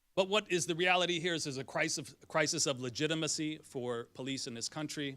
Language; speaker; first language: English; native; English